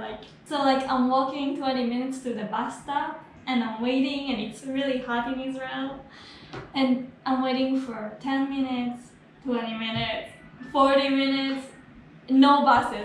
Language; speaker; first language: English; non-native, fluent; Hebrew